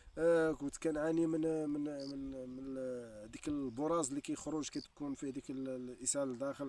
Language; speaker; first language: Arabic; native; Arabic